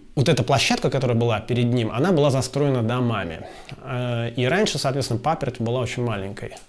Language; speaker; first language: Russian; native; Russian